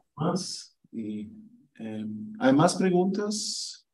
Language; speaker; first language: Spanish; non-native, fluent; German